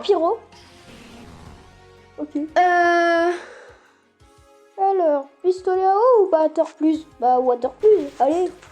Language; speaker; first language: French; native; French